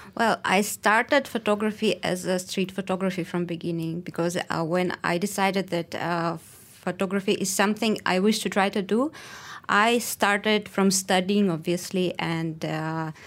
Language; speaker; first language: English; non-native, fluent; Russian